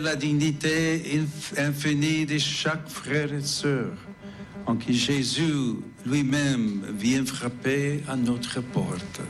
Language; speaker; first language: French; non-native, fluent; English